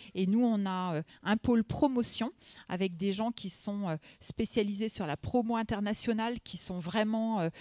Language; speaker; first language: French; native; French